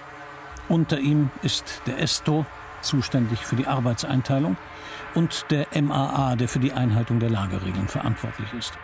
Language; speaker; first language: German; native; German